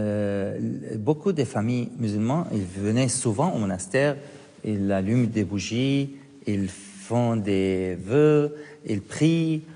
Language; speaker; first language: French; non-native, fluent; Arabic